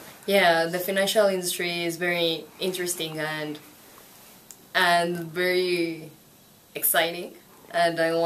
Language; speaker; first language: English; non-native, fluent; Spanish